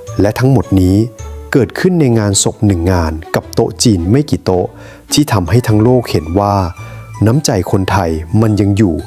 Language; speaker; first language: Thai; native; Thai